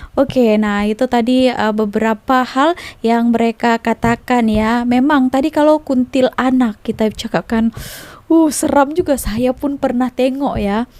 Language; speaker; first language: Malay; native; Malay